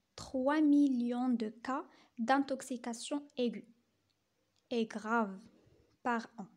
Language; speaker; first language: French; non-native, local second language; Arabic